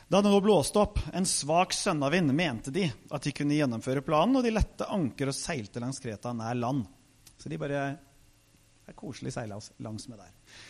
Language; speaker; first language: Norwegian; native; Norwegian